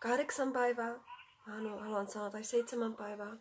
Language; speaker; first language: Finnish; non-native, learner; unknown